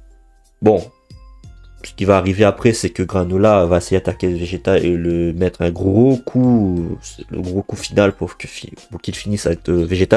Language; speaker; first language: French; native; French